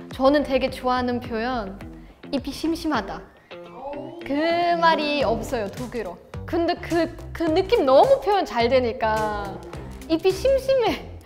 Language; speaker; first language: Korean; non-native, fluent; German